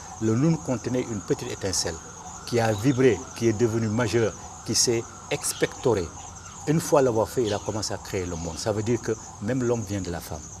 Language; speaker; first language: French; non-native, local second language; Bambara